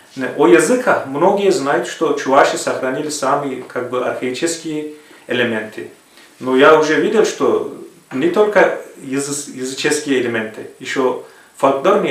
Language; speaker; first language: Russian; non-native, fluent; Turkish